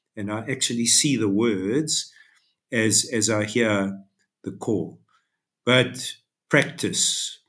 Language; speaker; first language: English; native; English